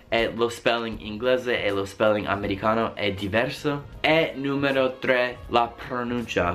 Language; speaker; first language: Italian; non-native, fluent; English